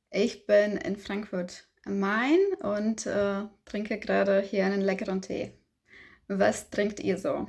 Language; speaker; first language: German; non-native, fluent; Ukrainian